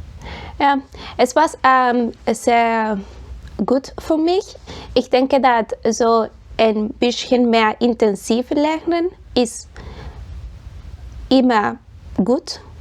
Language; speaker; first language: German; non-native, learner; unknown